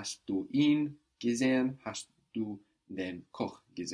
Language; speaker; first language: German; non-native, fluent; English